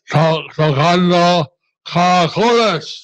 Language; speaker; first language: Spanish; non-native, learner; English